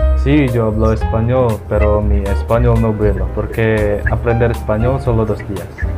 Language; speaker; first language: Spanish; non-native, learner; Indonesian